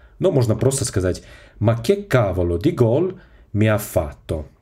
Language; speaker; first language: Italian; non-native, fluent; Russian